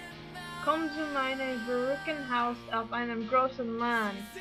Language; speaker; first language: German; non-native, learner; English